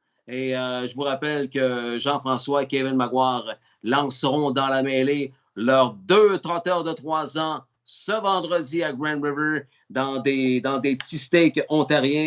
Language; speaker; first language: French; native; French